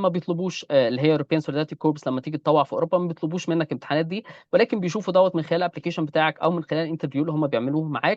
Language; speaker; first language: Arabic; native; Arabic